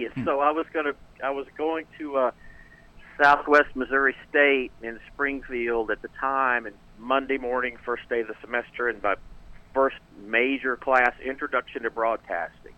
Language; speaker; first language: English; native; English